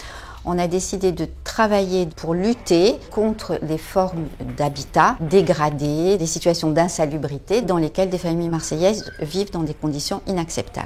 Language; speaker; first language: French; native; French